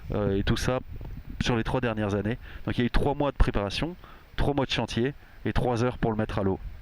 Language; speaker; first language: French; native; French